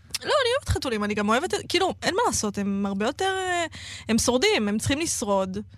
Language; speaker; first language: Hebrew; native; Hebrew